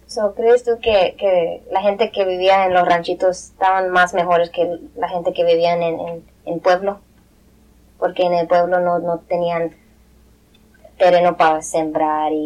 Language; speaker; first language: Spanish; early bilingual, other home language; English